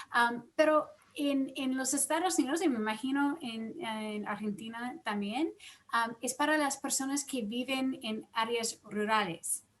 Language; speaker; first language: Spanish; non-native, fluent; English